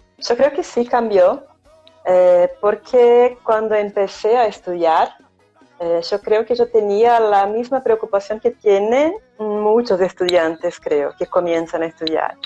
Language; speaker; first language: Spanish; non-native, fluent; Portuguese